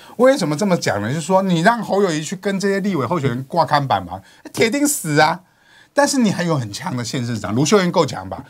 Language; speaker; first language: Chinese; native; Chinese